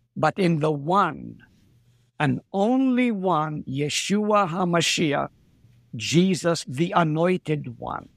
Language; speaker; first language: English; non-native, fluent; Arabic